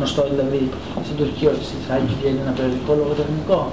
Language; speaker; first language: Greek; native; Greek